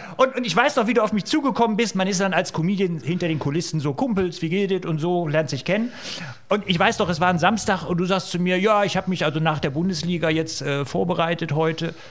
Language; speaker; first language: German; native; German